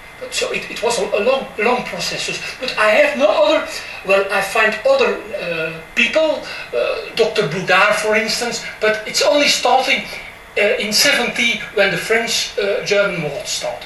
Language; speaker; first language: English; non-native, fluent; French